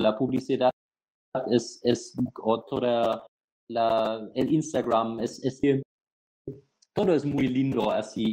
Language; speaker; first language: Spanish; non-native, fluent; German